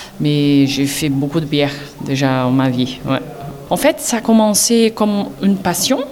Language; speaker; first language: French; non-native, learner; Portuguese